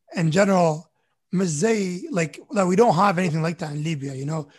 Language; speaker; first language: English; early bilingual, other home language; Arabic